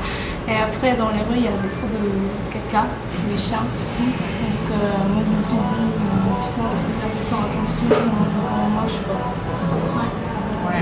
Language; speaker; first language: French; non-native, fluent; Korean